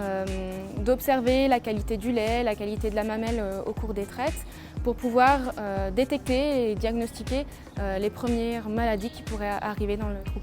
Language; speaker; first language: French; native; French